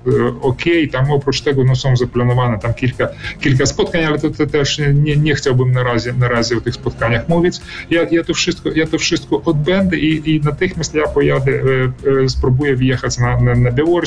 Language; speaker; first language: Polish; early bilingual, heritage; Polish